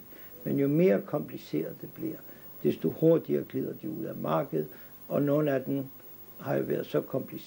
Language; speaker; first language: Danish; native; Danish